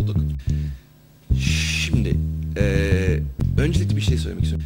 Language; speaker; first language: Turkish; non-native, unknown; English